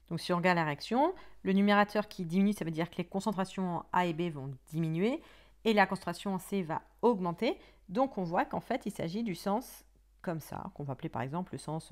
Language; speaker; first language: French; native; French